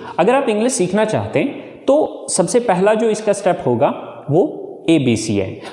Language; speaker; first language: Urdu; native; Urdu